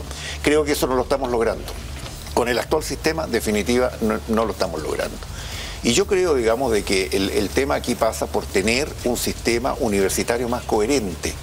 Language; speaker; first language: Spanish; native; Spanish